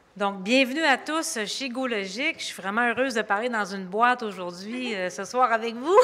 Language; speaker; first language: French; native; French